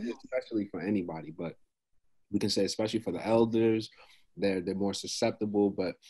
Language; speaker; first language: English; native; English